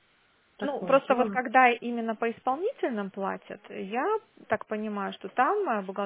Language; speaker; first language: Russian; native; Russian